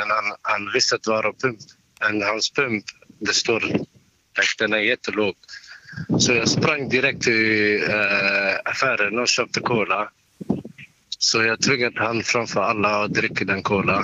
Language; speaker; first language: Swedish; non-native, learner; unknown